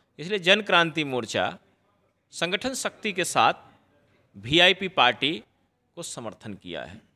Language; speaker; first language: Hindi; native; Hindi